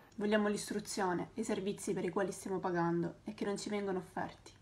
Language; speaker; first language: Italian; native; Italian